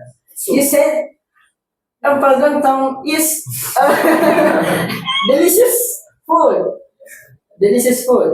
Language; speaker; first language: English; non-native, learner; Indonesian